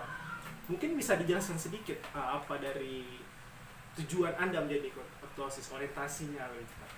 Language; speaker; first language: Indonesian; native; Indonesian